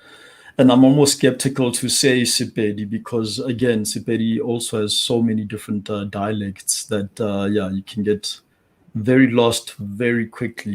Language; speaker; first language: English; non-native, local second language; Tswana